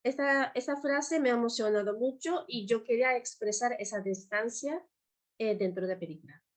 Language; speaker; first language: Spanish; non-native, learner; Japanese